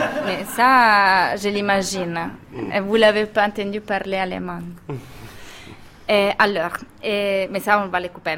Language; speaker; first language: French; non-native, fluent; Italian